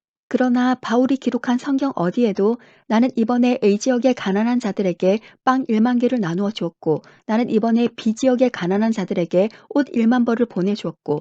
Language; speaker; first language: Korean; native; Korean